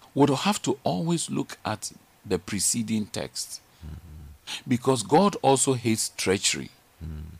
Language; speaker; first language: English; non-native, local second language; Ga